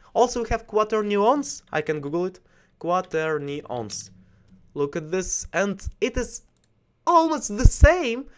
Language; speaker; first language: English; non-native, learner; Russian